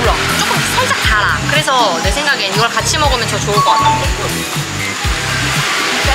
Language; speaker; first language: Korean; native; Korean